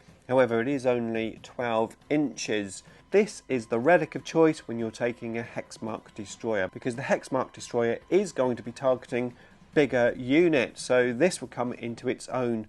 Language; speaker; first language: English; native; English